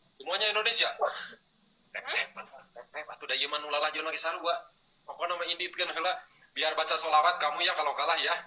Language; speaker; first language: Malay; non-native, local second language; Sundanese